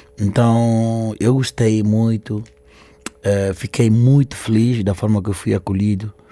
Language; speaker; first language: Portuguese; non-native, local second language; Upper Guinea Crioulo